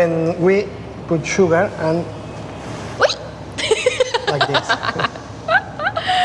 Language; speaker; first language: English; non-native, learner; Spanish